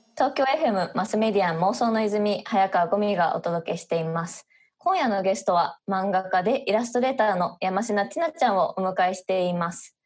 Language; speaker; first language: Japanese; native; Japanese